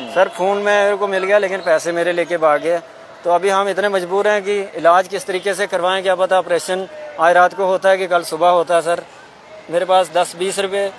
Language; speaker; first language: Hindi; native; Hindi